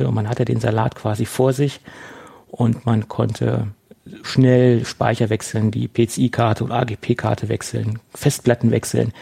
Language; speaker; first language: German; native; German